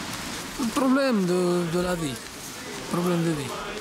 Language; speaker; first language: French; non-native, learner; Romanian